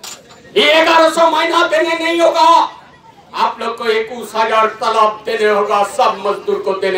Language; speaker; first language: Hindi; non-native, local second language; Bangla